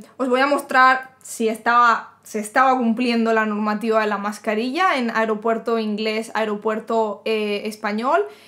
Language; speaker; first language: Spanish; native; Spanish